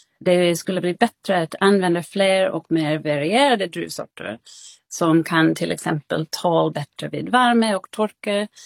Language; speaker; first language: Swedish; non-native, fluent; English